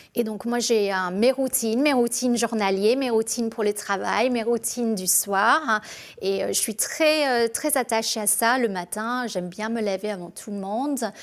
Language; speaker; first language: French; non-native, fluent; English